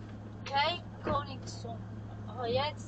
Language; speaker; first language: German; non-native, learner; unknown